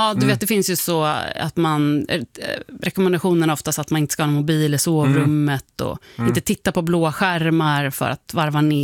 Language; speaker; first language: Swedish; native; Swedish